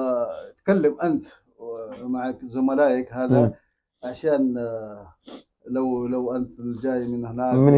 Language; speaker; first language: Arabic; non-native, learner; Urdu